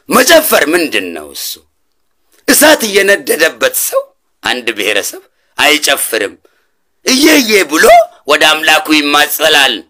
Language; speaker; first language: Amharic; non-native, local second language; Oromo